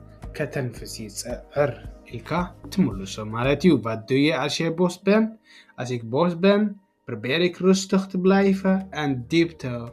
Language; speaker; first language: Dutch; non-native, learner; Tigrinya